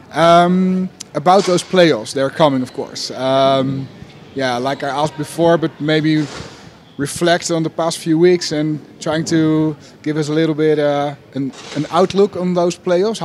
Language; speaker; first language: English; non-native, fluent; Dutch